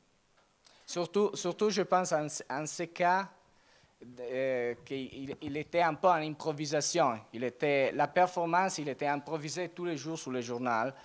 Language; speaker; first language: French; non-native, learner; Italian